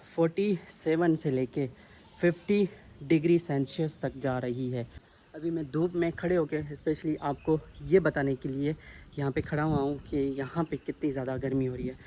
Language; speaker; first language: Urdu; non-native, local second language; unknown